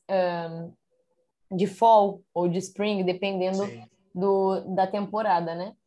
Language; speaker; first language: Portuguese; native; Portuguese